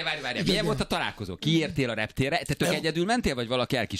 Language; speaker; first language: Hungarian; native; Hungarian